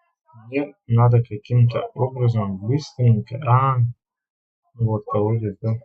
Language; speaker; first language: Russian; native; Russian